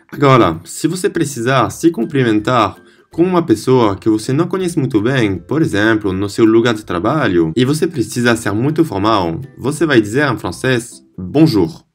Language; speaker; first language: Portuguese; non-native, fluent; French